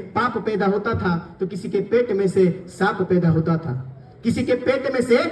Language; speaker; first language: Hindi; non-native, local second language; Marathi